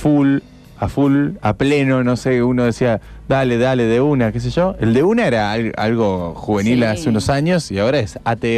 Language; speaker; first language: Spanish; native; Spanish